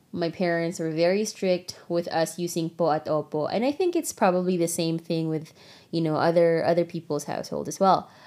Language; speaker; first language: English; non-native, local second language; Filipino